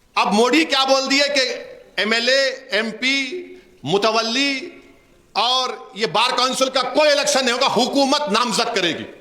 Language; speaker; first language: Urdu; native; Urdu